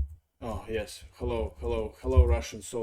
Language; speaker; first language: English; non-native, fluent; Russian